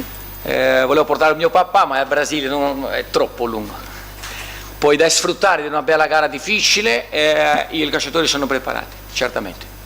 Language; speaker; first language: Italian; non-native, fluent; Portuguese